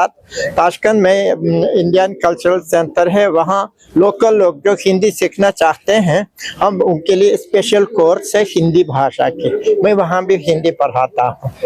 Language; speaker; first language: Hindi; non-native, fluent; Uzbek